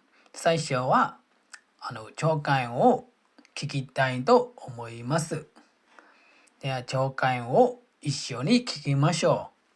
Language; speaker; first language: Japanese; non-native, fluent; Burmese